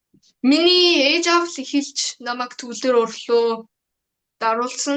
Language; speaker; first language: Mongolian; early bilingual, heritage; Mongolian